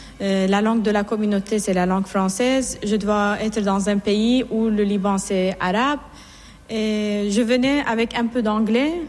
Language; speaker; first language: French; non-native, fluent; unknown